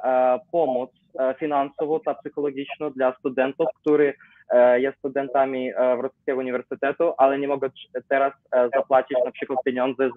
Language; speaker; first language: Polish; non-native, learner; Ukrainian